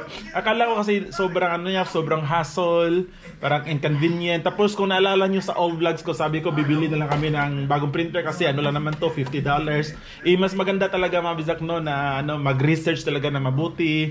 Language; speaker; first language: Filipino; non-native, local second language; Cebuano